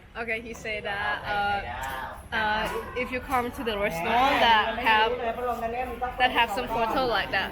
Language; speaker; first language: English; non-native, learner; Thai